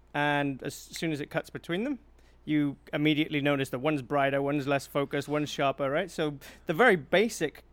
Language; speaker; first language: English; native; English